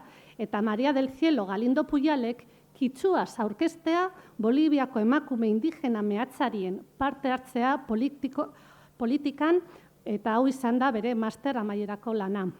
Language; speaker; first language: Basque; native; Basque